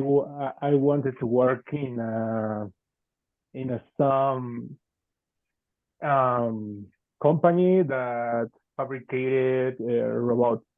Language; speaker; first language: English; non-native, fluent; Spanish